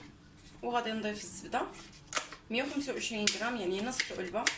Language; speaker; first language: Arabic; native; Arabic